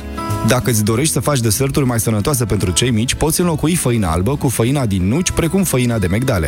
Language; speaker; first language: Romanian; native; Romanian